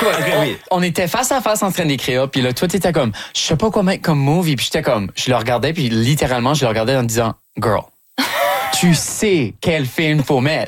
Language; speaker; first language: French; native; French